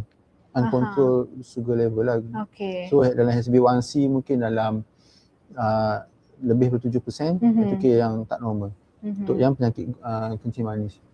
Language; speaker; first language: Malay; native; Malay